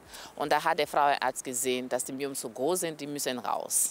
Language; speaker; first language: German; non-native, fluent; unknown